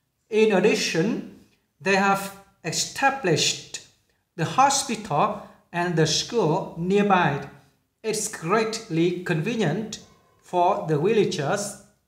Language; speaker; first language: English; non-native, fluent; Vietnamese